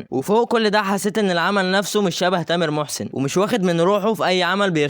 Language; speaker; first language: Arabic; native; Arabic